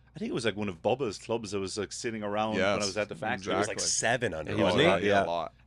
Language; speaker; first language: English; native; English